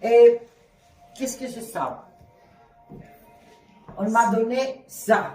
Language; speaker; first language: French; non-native, fluent; Greek